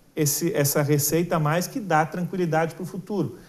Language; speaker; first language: Portuguese; native; Portuguese